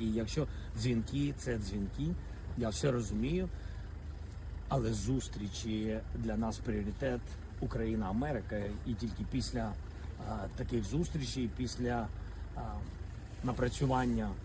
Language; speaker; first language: Ukrainian; non-native, local second language; Russian